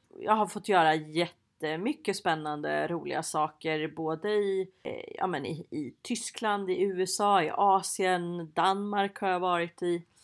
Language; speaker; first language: Swedish; native; Swedish